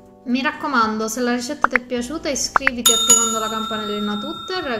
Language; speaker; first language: Italian; native; Italian